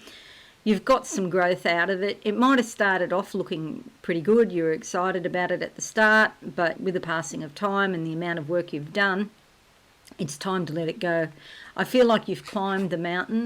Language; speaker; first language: English; native; English